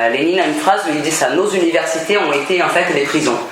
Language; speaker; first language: French; non-native, fluent; Portuguese